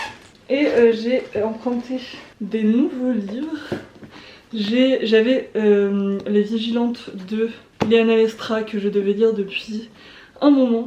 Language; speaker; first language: French; native; French